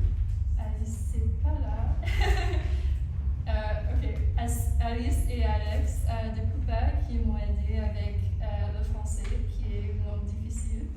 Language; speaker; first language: French; non-native, fluent; English